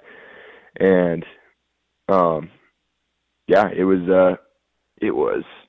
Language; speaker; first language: English; native; English